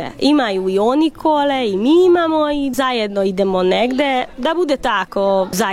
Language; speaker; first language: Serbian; non-native, local second language; Hungarian